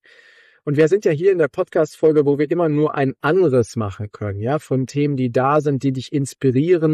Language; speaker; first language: German; native; German